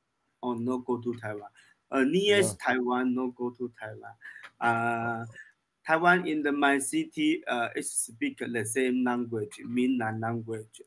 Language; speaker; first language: English; non-native, learner; Chinese